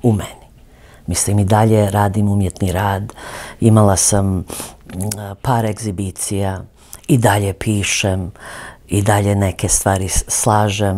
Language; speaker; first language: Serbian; early bilingual, other home language; Croatian